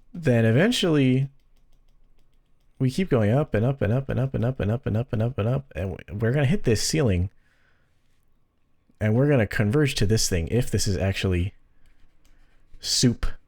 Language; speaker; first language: English; native; English